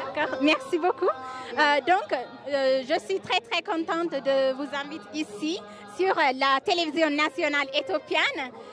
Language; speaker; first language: French; non-native, fluent; Amharic